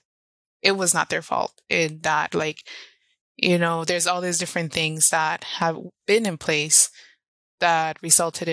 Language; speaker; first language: English; early bilingual, other home language; Spanish